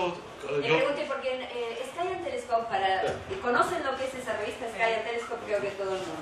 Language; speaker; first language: Spanish; native; Spanish